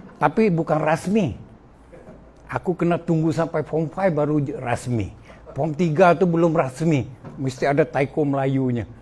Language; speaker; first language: Malay; non-native, local second language; Min Nan Chinese